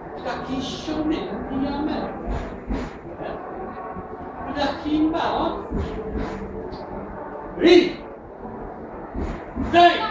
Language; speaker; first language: Welsh; non-native, learner; English